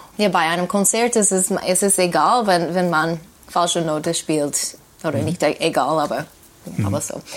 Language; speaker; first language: German; non-native, fluent; English